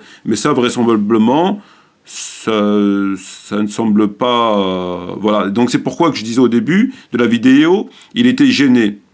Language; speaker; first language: French; native; French